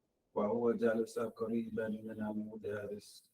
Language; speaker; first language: Arabic; non-native, learner; English